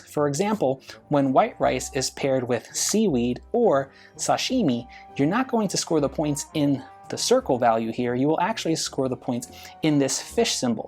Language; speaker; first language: English; native; English